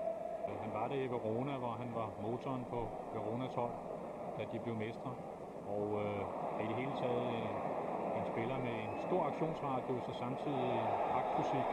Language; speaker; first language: Danish; native; Danish